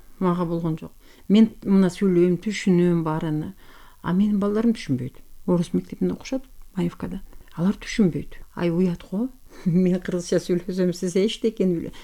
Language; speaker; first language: Kyrgyz; non-native, local second language; Turkish